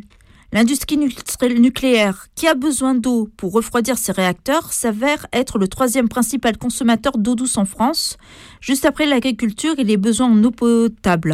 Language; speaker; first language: French; native; French